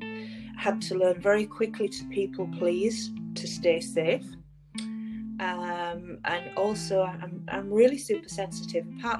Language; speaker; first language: English; native; English